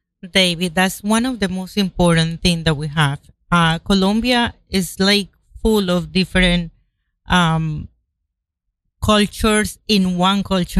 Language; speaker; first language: English; non-native, fluent; Spanish